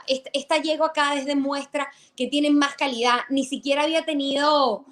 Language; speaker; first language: Spanish; native; Spanish